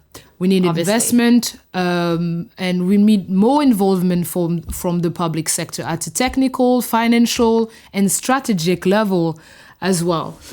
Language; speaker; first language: English; non-native, fluent; French